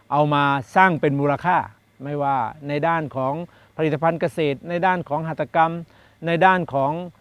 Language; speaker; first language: Thai; non-native, local second language; Akha